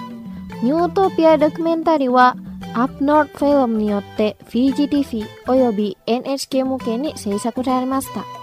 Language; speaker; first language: Japanese; non-native, fluent; Indonesian